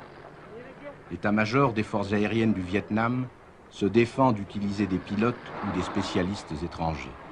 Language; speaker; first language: French; native; French